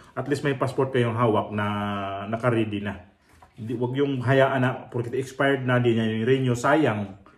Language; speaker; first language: Filipino; non-native, local second language; Cebuano